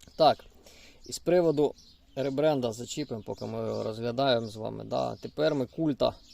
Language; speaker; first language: Ukrainian; non-native, local second language; Russian